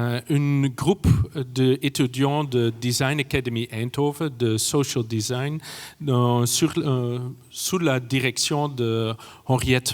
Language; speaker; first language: French; non-native, fluent; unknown